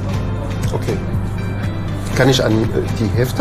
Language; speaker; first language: German; non-native, learner; Arabic